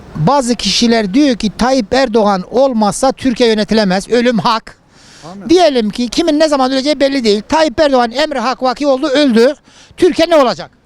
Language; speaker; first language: Turkish; native; Turkish